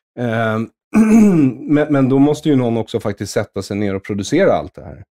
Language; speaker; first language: Swedish; native; Swedish